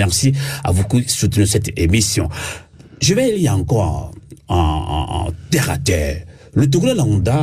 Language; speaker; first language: French; non-native, local second language; Ewe